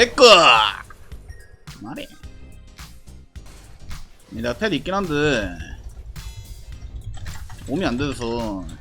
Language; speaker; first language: Korean; native; Korean